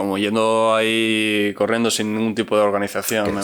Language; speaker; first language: Spanish; native; Spanish